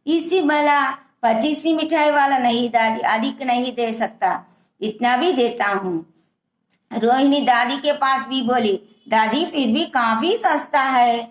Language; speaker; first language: Hindi; non-native, local second language; Telugu